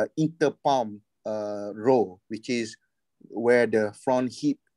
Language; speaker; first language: English; non-native, local second language; Malay